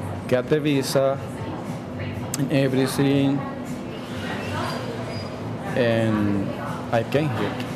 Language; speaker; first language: English; non-native, fluent; Spanish